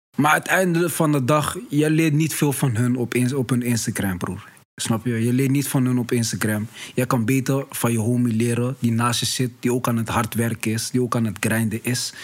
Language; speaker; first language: Dutch; early bilingual, other home language; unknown